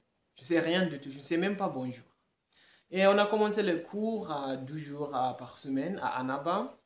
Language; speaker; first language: French; non-native, fluent; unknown